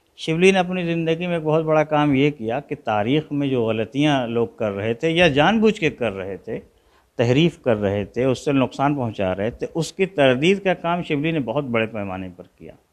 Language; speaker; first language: Urdu; native; Urdu